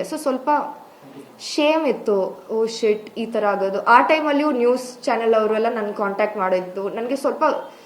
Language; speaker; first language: Kannada; non-native, local second language; Kodava